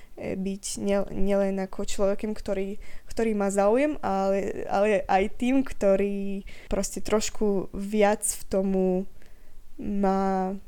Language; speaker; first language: Slovak; non-native, fluent; Russian